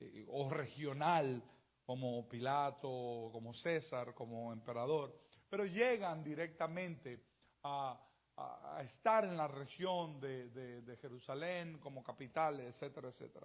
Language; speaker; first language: Spanish; native; Spanish